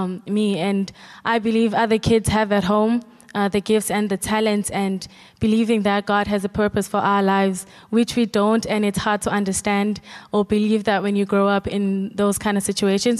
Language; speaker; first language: English; non-native, local second language; Zulu